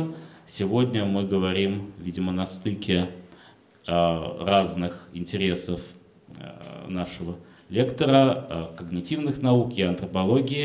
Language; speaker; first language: Russian; native; Russian